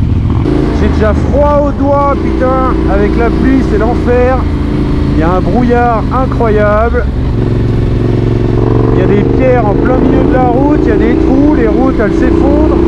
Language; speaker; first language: French; native; French